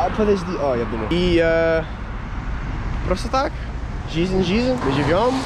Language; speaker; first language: Russian; non-native, learner; English